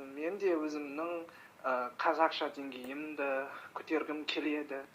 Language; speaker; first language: Kazakh; non-native, learner; Chinese